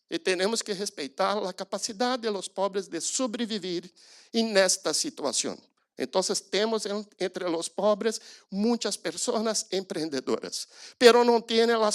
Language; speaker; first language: Spanish; non-native, learner; Portuguese